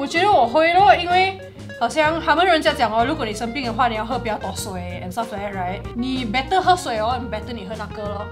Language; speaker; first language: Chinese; non-native, local second language; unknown